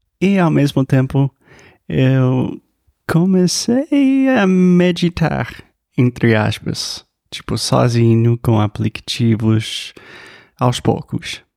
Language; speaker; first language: Portuguese; non-native, fluent; English